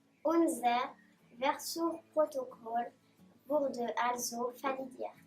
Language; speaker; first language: German; non-native, learner; French